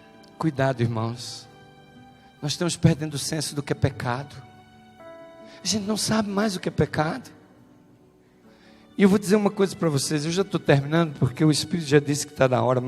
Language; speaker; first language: Portuguese; native; Portuguese